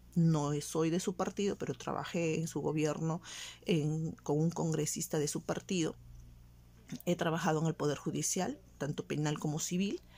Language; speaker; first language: Spanish; native; Spanish